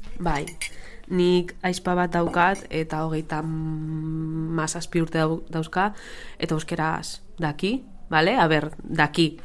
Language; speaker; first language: Basque; non-native, local second language; Spanish